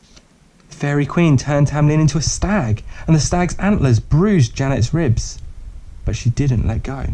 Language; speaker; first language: English; native; English